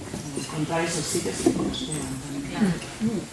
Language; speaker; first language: Catalan; non-native, local second language; Spanish